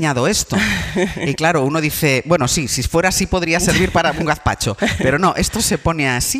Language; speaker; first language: Spanish; native; Spanish